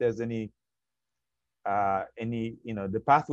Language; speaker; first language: English; early bilingual, other home language; Haitian Creole